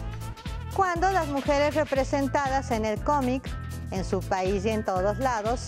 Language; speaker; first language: Spanish; native; Spanish